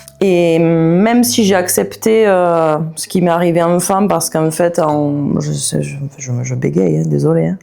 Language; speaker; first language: French; native; French